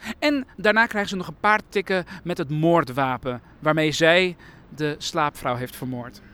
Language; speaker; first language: Dutch; early bilingual, other home language; Persian